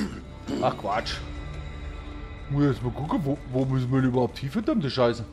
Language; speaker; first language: German; native; German